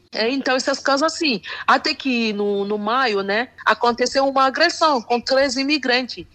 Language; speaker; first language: Portuguese; non-native, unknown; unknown